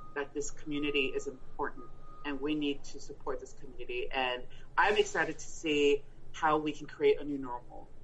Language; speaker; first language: English; early bilingual, other home language; Spanish